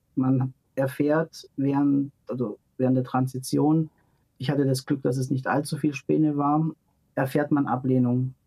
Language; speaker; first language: German; native; German